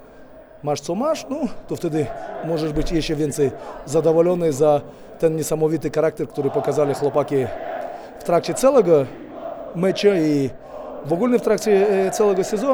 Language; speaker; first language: Polish; non-native, fluent; Russian